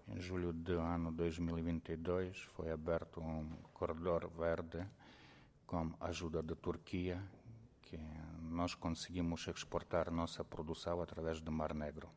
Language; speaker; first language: Portuguese; non-native, fluent; Ukrainian